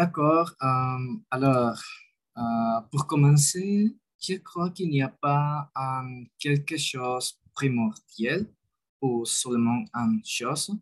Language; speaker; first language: French; non-native, learner; Spanish